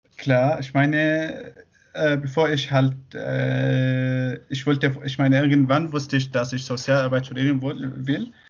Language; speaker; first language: German; non-native, fluent; Arabic